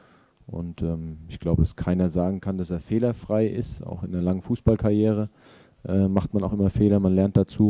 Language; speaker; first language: German; native; German